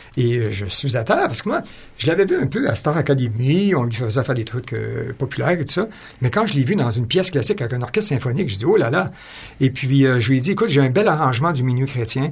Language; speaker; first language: French; native; French